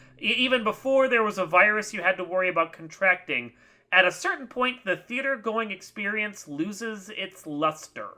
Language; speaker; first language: English; native; English